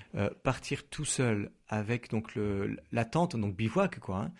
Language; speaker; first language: French; native; French